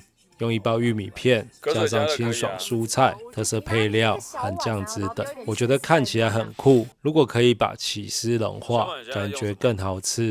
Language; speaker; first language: Chinese; native; Chinese